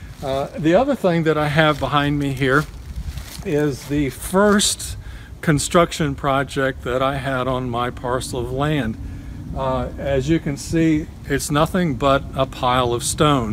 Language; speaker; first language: English; native; English